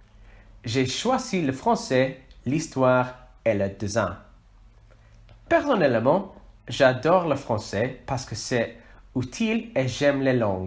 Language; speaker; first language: French; non-native, learner; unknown